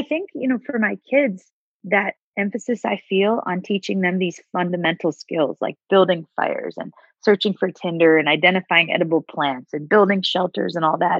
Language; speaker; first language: English; native; English